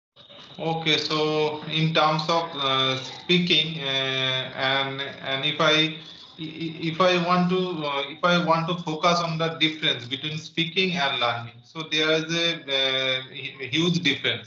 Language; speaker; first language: English; non-native, learner; Bangla